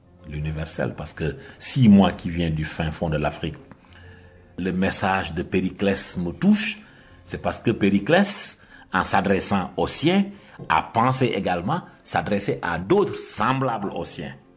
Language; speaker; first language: French; non-native, local second language; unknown